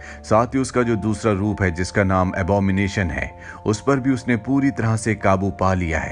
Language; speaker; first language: Hindi; native; Hindi